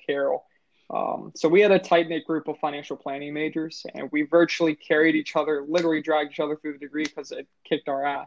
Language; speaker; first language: English; native; English